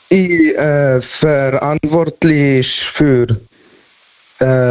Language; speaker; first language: German; non-native, learner; Polish